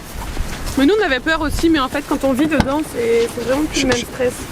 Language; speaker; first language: French; native; French